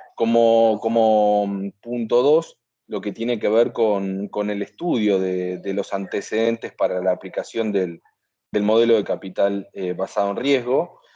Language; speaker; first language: Spanish; native; Spanish